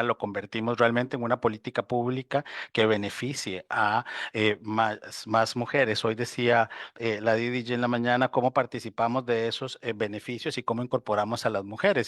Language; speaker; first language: Spanish; native; Spanish